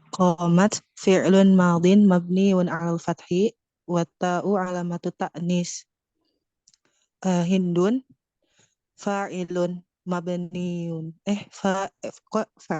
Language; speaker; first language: Arabic; non-native, learner; Indonesian